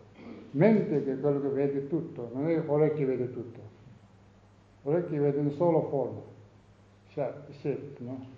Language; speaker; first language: Italian; non-native, learner; Tibetan